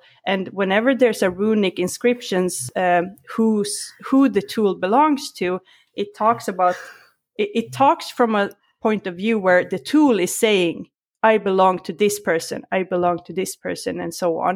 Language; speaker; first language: English; non-native, fluent; Swedish